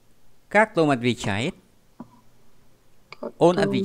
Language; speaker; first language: Russian; non-native, fluent; Vietnamese